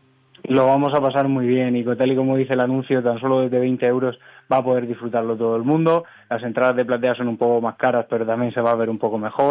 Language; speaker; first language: Spanish; native; Spanish